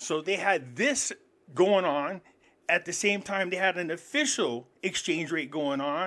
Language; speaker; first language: English; native; English